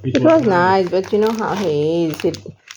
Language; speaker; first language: English; non-native, local second language; Morisyen